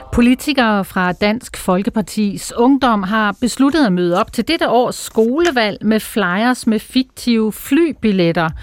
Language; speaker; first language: Danish; native; Danish